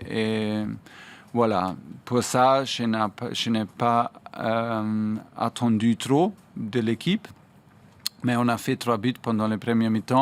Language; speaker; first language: French; non-native, fluent; German